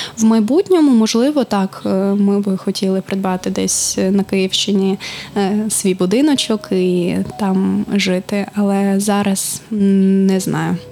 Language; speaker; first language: Ukrainian; non-native, local second language; Russian